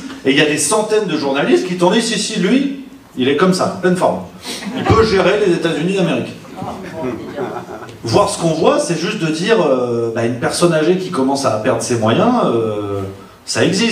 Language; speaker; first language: French; native; French